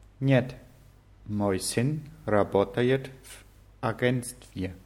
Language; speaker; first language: Russian; non-native, learner; German